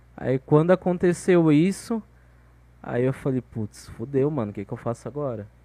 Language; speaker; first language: Portuguese; native; Portuguese